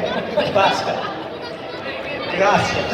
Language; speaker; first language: Spanish; non-native, learner; English